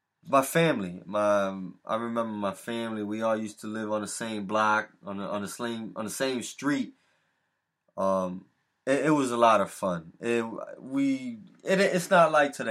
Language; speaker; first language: English; early bilingual, other home language; Spanish